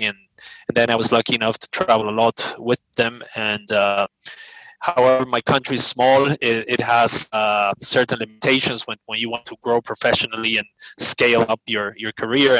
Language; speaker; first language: English; non-native, fluent; Spanish